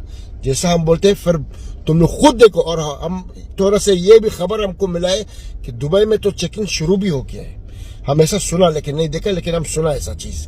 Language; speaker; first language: Hindi; non-native, learner; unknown